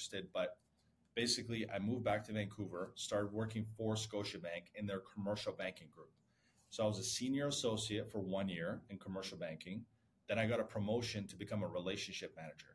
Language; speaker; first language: English; early bilingual, other home language; Persian